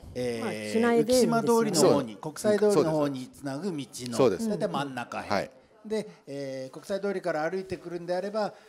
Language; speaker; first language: Japanese; native; Japanese